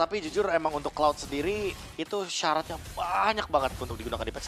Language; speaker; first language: Indonesian; native; Indonesian